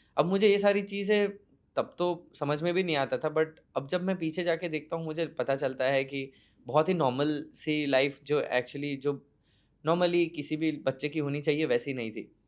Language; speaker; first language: Hindi; non-native, local second language; Gujarati